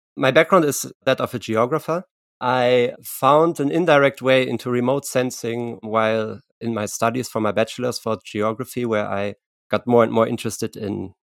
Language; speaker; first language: English; non-native, fluent; German